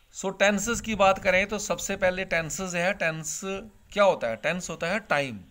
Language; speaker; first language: Hindi; non-native, local second language; Punjabi